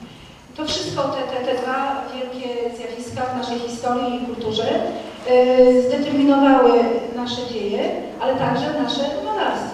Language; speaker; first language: Polish; native; Polish